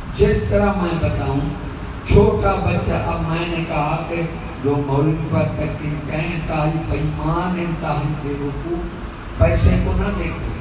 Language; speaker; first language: Urdu; native; Urdu